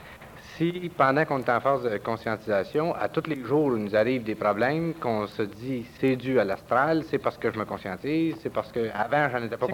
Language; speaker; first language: French; native; French